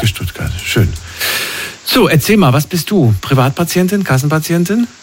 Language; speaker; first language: German; native; German